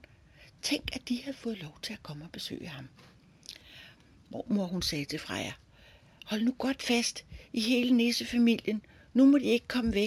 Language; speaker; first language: Danish; native; Danish